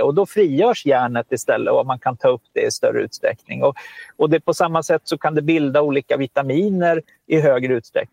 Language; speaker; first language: Swedish; native; Swedish